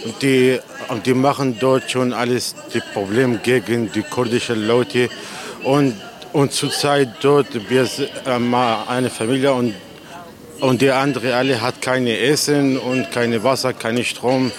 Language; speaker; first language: German; non-native, learner; Kurdish